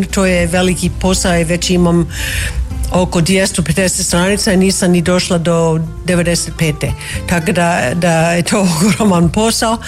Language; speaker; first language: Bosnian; non-native, fluent; English